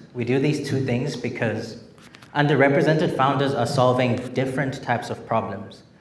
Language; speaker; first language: English; non-native, local second language; Shona